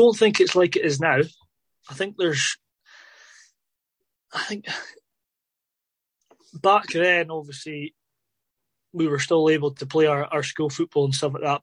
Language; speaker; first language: English; native; English